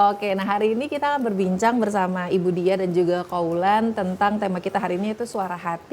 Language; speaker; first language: Indonesian; native; Indonesian